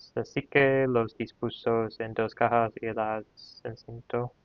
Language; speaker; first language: Spanish; non-native, learner; English